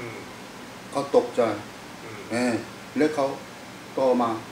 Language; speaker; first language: Thai; non-native, fluent; Korean